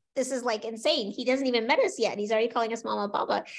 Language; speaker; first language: English; native; English